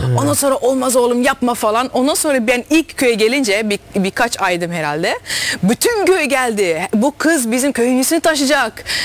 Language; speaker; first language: Turkish; early bilingual, heritage; Dutch